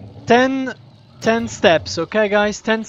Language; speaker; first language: English; non-native, fluent; Italian